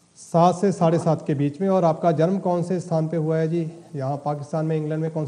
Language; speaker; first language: Hindi; native; Hindi